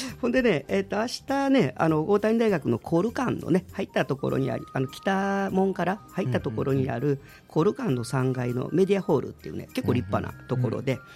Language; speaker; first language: Japanese; native; Japanese